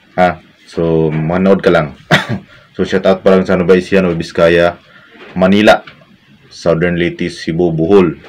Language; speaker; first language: Filipino; non-native, local second language; Cebuano